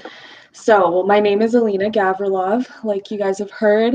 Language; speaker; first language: English; early bilingual, other home language; Russian